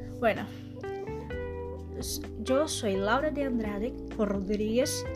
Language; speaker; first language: Spanish; non-native, learner; Portuguese